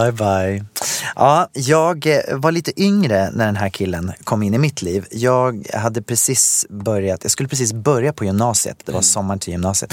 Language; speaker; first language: Swedish; native; Swedish